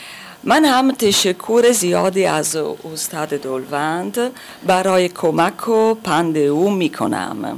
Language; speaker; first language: Persian; non-native, learner; German